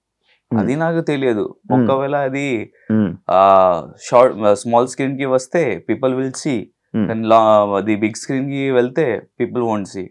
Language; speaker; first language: Telugu; non-native, local second language; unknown